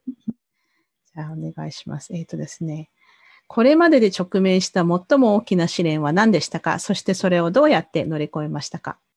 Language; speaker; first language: Japanese; native; Japanese